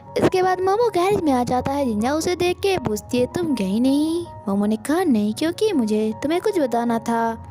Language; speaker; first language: Hindi; non-native, local second language; Bangla